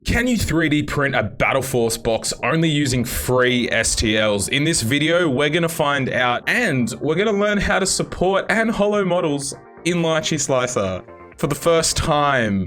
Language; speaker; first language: English; native; English